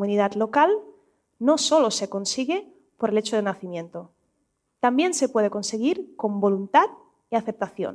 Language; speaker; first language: Spanish; non-native, fluent; Russian